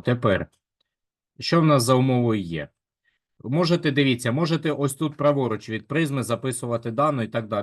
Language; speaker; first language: Ukrainian; native; Ukrainian